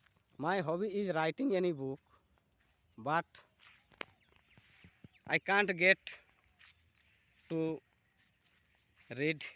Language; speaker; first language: English; non-native, learner; Bangla